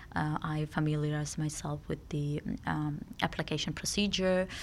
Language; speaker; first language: English; non-native, fluent; Georgian